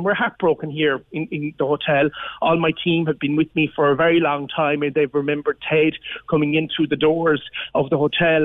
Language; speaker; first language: English; native; English